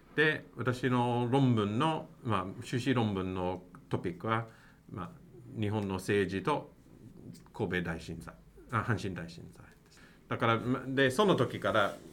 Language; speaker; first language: Japanese; non-native, fluent; English